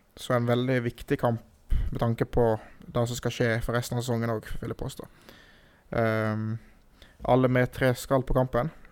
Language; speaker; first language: Norwegian; native; Norwegian